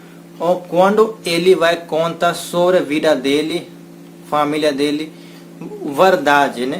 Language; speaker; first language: Portuguese; non-native, learner; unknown